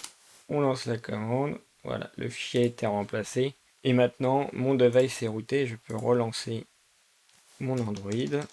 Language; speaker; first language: French; native; French